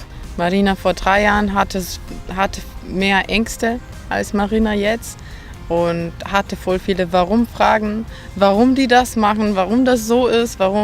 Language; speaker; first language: German; non-native, fluent; Macedonian